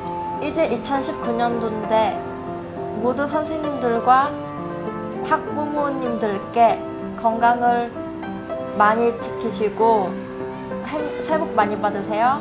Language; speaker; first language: Korean; early bilingual, heritage; Korean